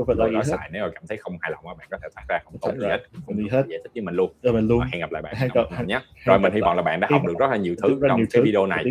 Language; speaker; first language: Vietnamese; native; Vietnamese